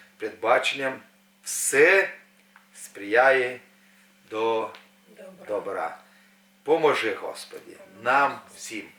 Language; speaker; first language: Ukrainian; non-native, local second language; Russian